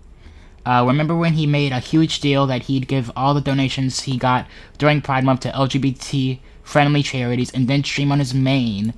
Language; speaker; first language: English; native; English